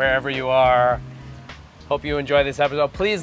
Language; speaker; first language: English; native; English